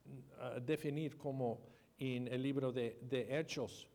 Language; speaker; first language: Spanish; non-native, fluent; English